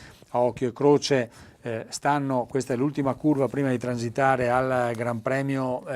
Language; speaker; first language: Italian; native; Italian